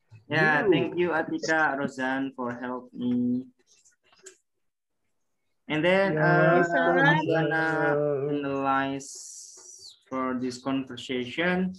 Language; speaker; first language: English; non-native, learner; Indonesian